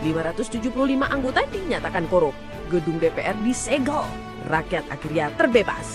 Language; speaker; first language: Indonesian; native; Indonesian